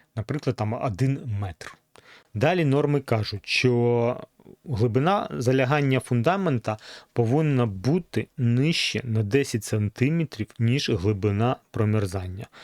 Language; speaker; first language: Ukrainian; non-native, local second language; Russian